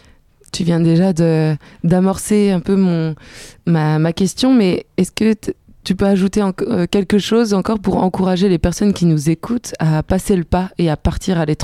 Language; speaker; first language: French; native; French